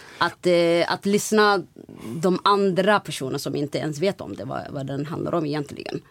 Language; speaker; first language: Swedish; non-native, fluent; Somali